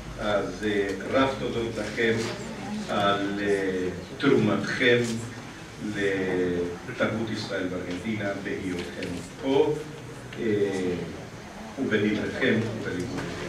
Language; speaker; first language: Hebrew; non-native, fluent; Spanish